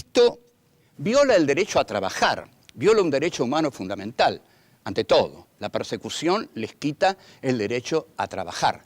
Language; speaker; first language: Spanish; native; Spanish